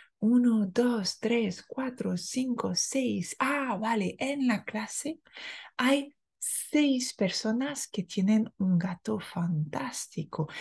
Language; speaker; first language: Spanish; non-native, fluent; French